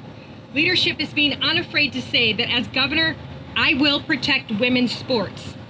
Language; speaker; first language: English; native; English